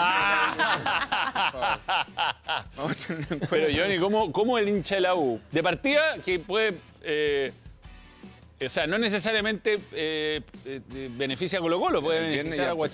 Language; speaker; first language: Spanish; native; Spanish